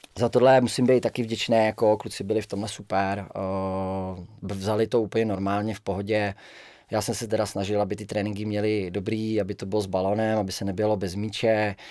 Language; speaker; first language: Czech; native; Czech